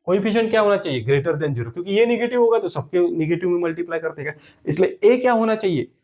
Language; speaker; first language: Hindi; non-native, local second language; Marathi